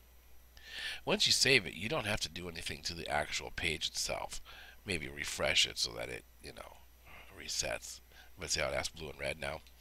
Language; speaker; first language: English; native; English